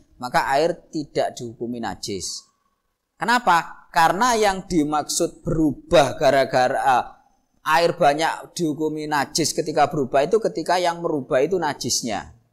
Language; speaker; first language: Indonesian; non-native, local second language; Javanese